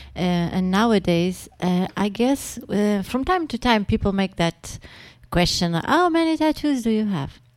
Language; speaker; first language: English; non-native, fluent; Portuguese